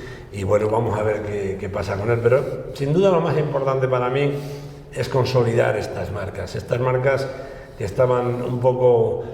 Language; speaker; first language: Spanish; native; Spanish